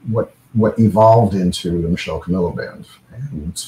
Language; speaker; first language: English; native; English